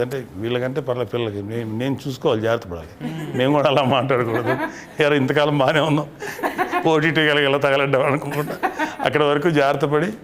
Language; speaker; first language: Telugu; native; Telugu